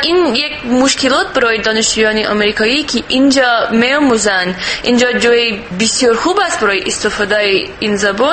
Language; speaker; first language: Persian; non-native, learner; English